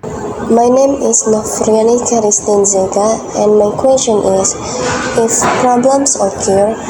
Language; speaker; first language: English; non-native, learner; Indonesian